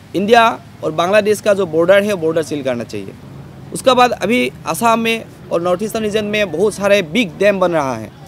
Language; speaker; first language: Hindi; non-native, local second language; Assamese